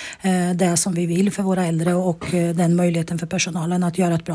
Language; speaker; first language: Swedish; native; Swedish